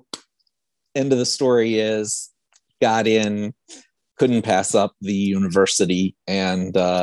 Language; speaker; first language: English; native; English